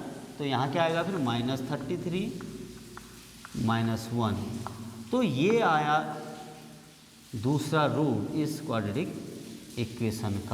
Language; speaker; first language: Hindi; native; Hindi